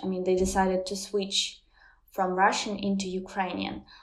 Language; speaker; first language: English; non-native, fluent; Ukrainian